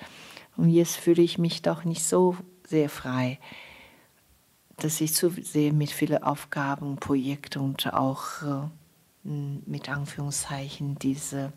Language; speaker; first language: German; non-native, fluent; Chinese